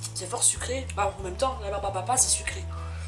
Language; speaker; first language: French; native; French